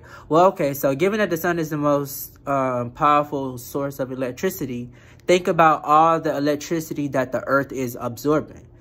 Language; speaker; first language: English; native; English